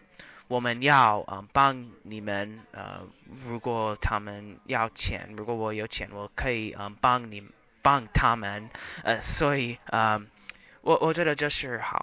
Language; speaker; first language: Chinese; non-native, learner; English